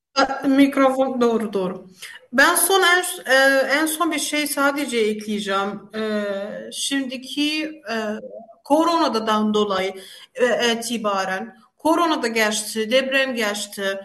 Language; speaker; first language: Turkish; non-native, fluent; Arabic